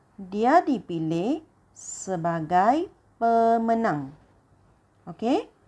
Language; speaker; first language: Malay; non-native, local second language; Chinese